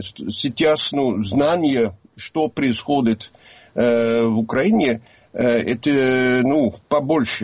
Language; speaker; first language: Russian; non-native, learner; Dutch